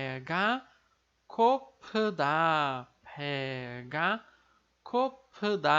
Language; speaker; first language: Korean; non-native, fluent; Portuguese